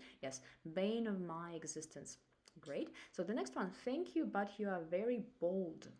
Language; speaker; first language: English; non-native, fluent; Russian